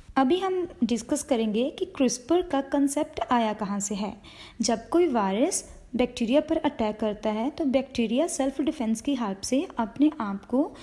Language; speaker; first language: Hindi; non-native, local second language; Punjabi